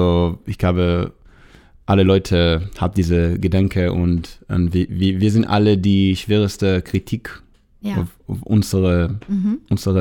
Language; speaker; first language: German; non-native, fluent; Hebrew